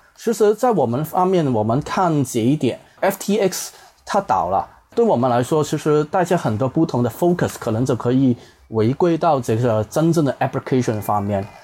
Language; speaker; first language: Chinese; non-native, fluent; Cantonese